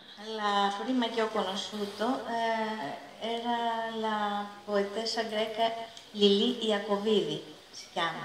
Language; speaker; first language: Italian; non-native, learner; Greek